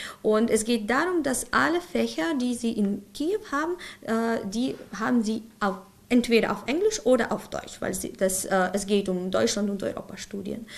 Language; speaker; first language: German; non-native, fluent; Ukrainian